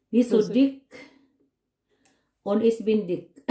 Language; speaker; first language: German; non-native, learner; Filipino